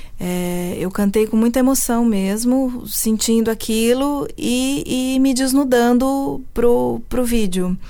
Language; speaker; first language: Portuguese; early bilingual, heritage; Portuguese